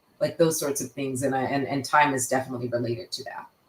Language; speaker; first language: English; native; English